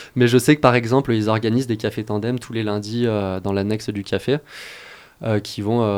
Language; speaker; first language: French; native; French